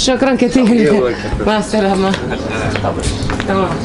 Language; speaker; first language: Arabic; non-native, learner; English